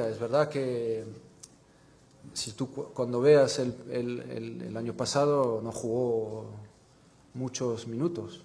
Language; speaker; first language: Spanish; non-native, fluent; French